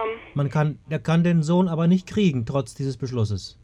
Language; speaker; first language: German; native; German